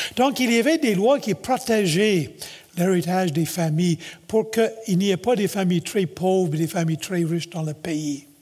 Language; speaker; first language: French; native; French